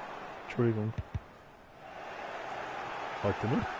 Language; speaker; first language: German; native; German